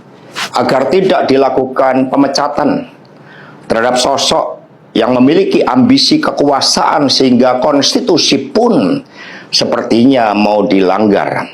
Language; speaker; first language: Indonesian; native; Indonesian